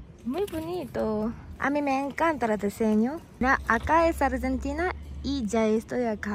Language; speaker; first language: Spanish; non-native, fluent; Japanese